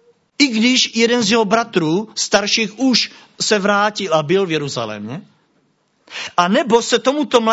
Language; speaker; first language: Czech; native; Czech